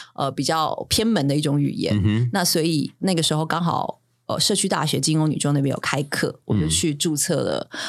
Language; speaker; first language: Chinese; non-native, local second language; Min Nan Chinese